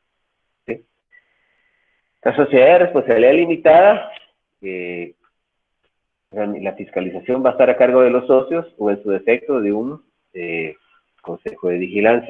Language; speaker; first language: Spanish; native; Spanish